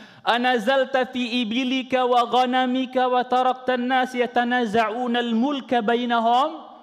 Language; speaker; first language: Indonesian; non-native, local second language; Sundanese